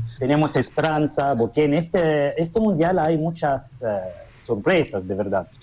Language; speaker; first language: Spanish; non-native, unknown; Arabic